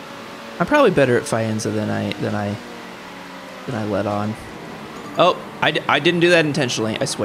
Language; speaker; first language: English; native; English